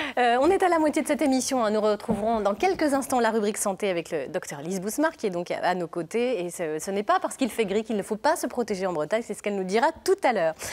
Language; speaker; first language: French; native; French